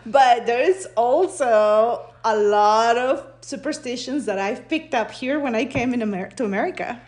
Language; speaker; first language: English; non-native, fluent; Spanish